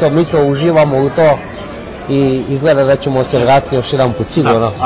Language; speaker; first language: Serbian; early bilingual, heritage; Serbian